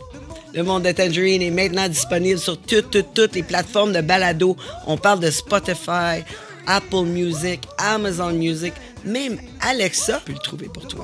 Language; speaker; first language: French; native; French